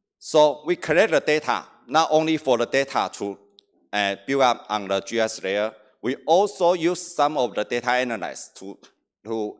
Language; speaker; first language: English; non-native, learner; Chinese